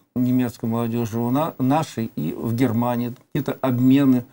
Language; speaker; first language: Russian; native; Russian